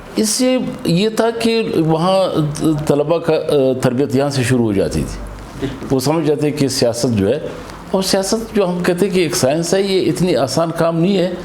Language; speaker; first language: Urdu; non-native, local second language; Pashto